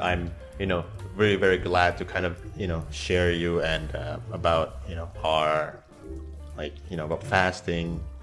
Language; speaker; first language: English; non-native, fluent; Indonesian